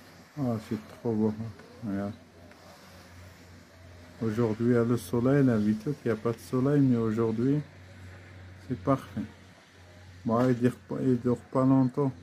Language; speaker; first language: French; non-native, fluent; Arabic